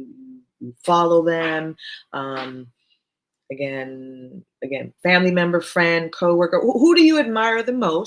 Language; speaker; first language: English; native; English